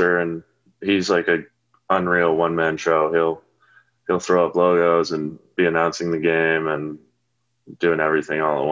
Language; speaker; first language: English; native; English